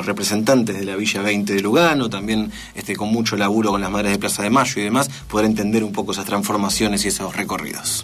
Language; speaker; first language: Spanish; native; Spanish